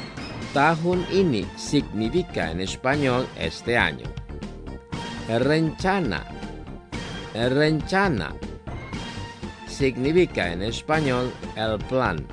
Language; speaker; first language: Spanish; non-native, fluent; Indonesian